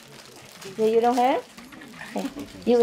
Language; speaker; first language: English; non-native, learner; Vietnamese